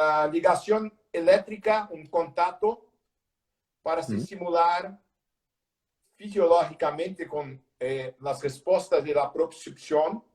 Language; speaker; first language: Spanish; non-native, learner; Portuguese